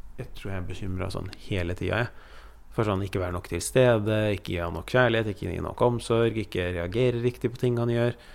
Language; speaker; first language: Norwegian; early bilingual, other home language; Persian